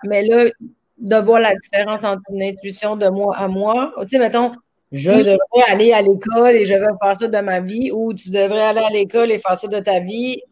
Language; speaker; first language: French; native; French